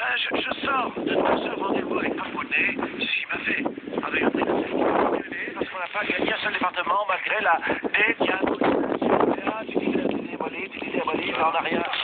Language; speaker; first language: French; native; French